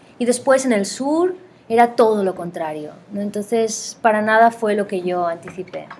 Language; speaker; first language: Spanish; native; Spanish